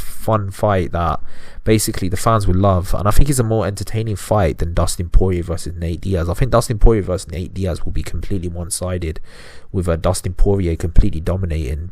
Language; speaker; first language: English; native; English